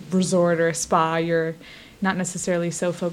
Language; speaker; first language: English; native; English